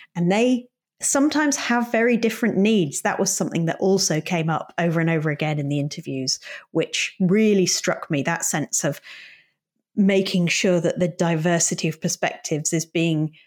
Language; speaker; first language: English; native; English